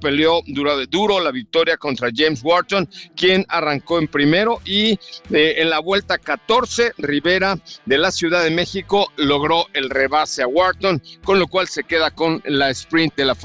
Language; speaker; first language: Spanish; native; Spanish